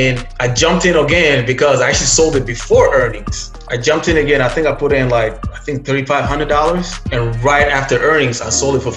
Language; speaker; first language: English; non-native, fluent; Arabic